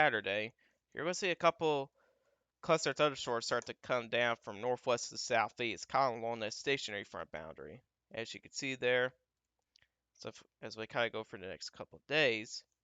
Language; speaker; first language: English; native; English